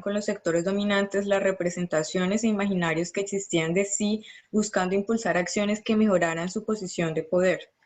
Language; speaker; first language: Spanish; native; Spanish